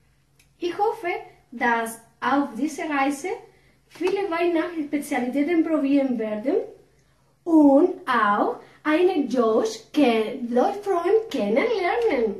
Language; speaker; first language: German; non-native, learner; Spanish